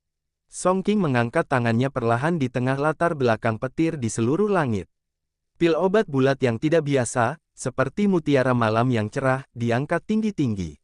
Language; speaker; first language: Indonesian; native; Indonesian